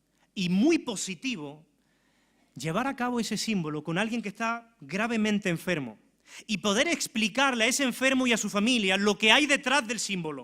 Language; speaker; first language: Spanish; native; Spanish